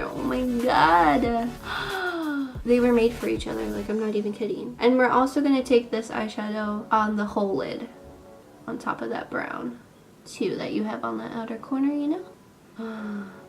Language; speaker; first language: English; native; English